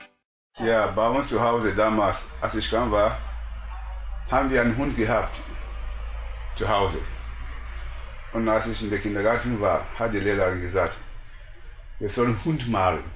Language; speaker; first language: German; non-native, learner; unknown